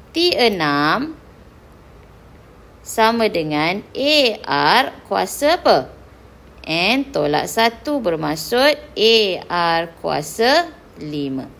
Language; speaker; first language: Malay; native; Malay